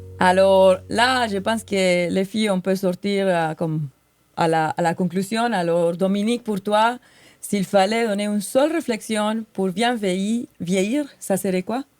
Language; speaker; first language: French; non-native, fluent; Spanish